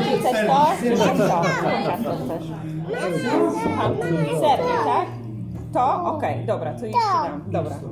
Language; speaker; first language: Polish; non-native, learner; English